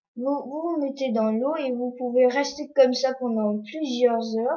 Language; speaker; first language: French; non-native, learner; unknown